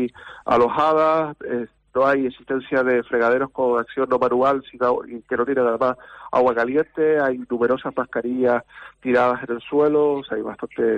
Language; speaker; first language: Spanish; native; Spanish